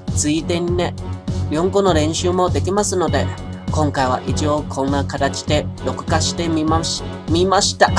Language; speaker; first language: Japanese; non-native, learner; Chinese